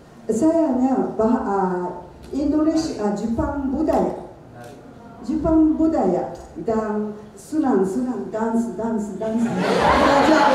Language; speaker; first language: Indonesian; non-native, learner; Japanese